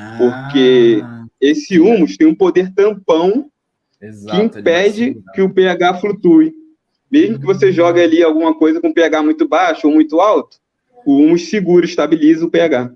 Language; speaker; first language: Portuguese; native; Portuguese